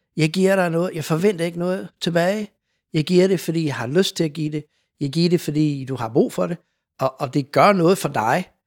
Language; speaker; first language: Danish; non-native, fluent; English